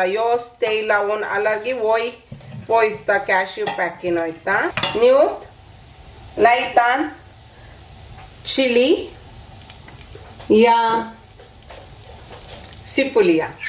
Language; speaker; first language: Finnish; non-native, learner; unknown